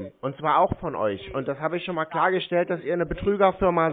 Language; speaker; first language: German; native; German